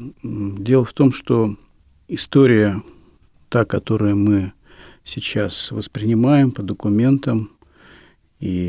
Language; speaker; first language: Russian; native; Russian